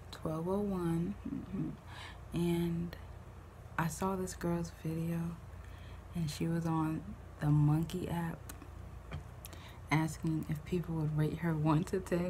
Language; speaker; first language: English; native; English